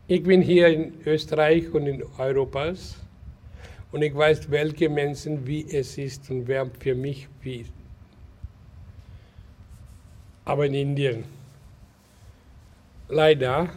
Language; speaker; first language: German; non-native, learner; Hindi